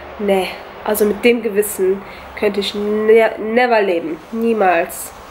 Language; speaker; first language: German; early bilingual, other home language; Turkish